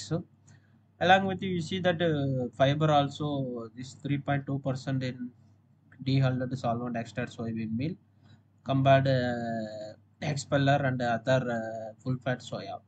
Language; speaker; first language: English; non-native, local second language; Tamil